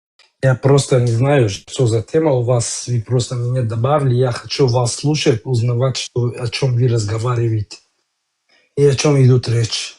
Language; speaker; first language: Russian; non-native, learner; Kurdish